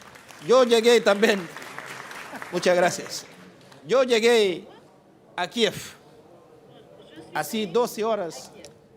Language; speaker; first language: Spanish; non-native, fluent; Portuguese